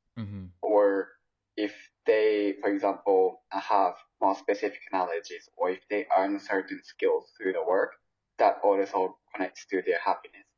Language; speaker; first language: English; non-native, fluent; Japanese